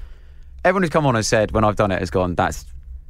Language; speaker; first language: English; native; English